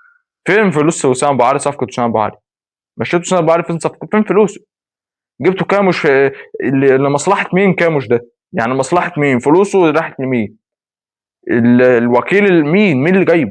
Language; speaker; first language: Arabic; native; Arabic